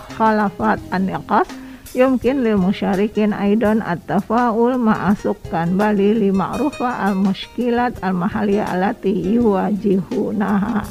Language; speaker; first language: Arabic; non-native, fluent; Indonesian